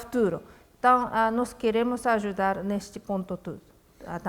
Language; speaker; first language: Portuguese; non-native, fluent; Japanese